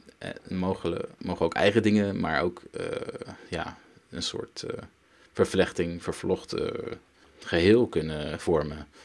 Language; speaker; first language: Dutch; early bilingual, other home language; Turkish